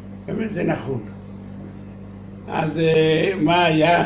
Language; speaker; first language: Hebrew; non-native, learner; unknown